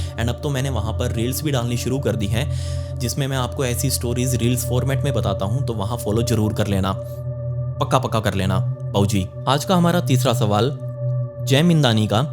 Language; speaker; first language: Hindi; native; Hindi